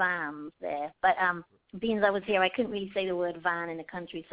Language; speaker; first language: English; native; English